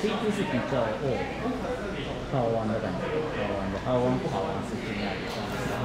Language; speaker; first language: Chinese; non-native, learner; Japanese